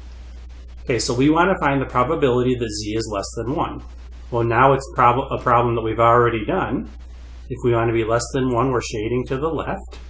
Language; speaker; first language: English; native; English